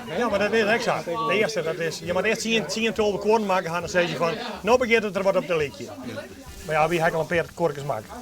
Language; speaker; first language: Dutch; non-native, local second language; Western Frisian